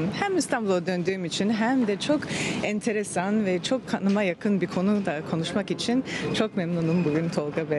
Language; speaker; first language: Turkish; early bilingual, heritage; Turkish